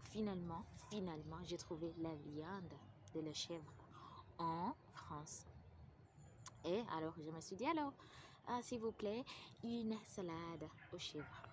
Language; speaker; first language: French; non-native, fluent; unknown